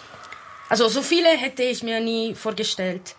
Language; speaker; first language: German; non-native, fluent; Italian